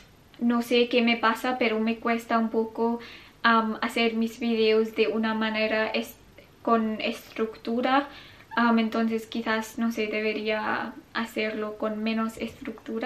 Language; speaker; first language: Spanish; non-native, fluent; English